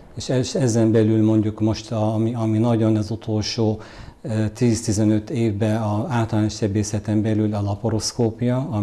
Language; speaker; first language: Hungarian; non-native, fluent; Arabic